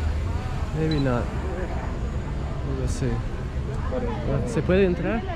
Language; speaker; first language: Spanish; non-native, learner; English